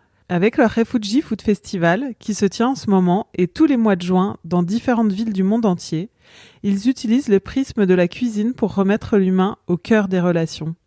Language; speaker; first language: French; native; French